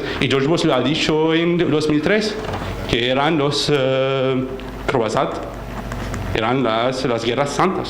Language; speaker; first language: Spanish; non-native, fluent; Arabic